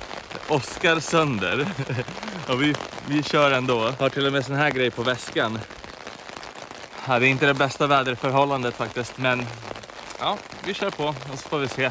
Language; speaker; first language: Swedish; native; Swedish